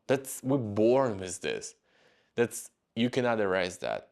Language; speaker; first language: English; non-native, fluent; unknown